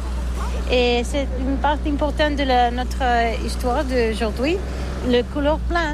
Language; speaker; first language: French; non-native, learner; Catalan